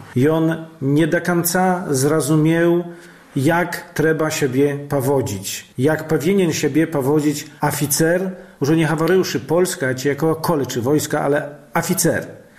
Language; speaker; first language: Belarusian; early bilingual, heritage; Belarusian